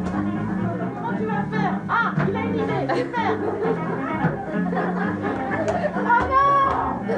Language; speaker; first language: French; native; French